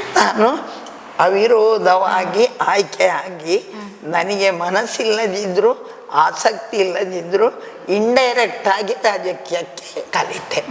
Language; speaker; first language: Kannada; non-native, local second language; Tulu